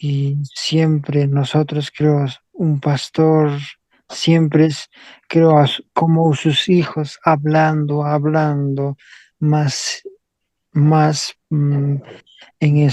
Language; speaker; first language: Spanish; non-native, local second language; Quechua